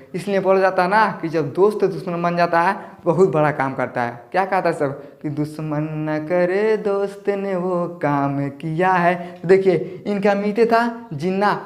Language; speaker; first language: Hindi; native; Hindi